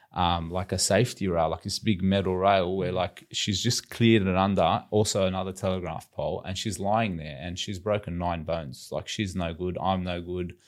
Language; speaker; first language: English; native; English